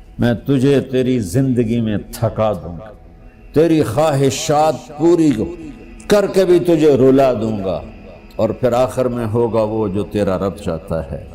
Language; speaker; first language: Urdu; non-native, local second language; Punjabi